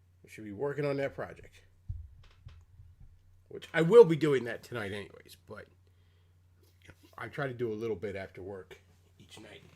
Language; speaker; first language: English; native; English